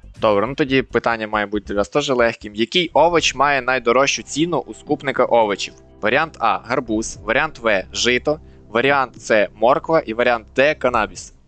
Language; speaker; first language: Ukrainian; native; Ukrainian